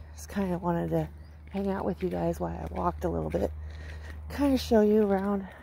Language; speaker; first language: English; native; English